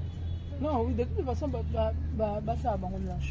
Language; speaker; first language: French; non-native, local second language; Lingala